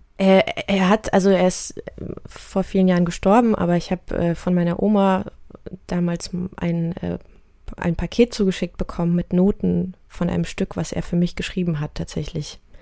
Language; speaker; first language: German; early bilingual, other home language; Russian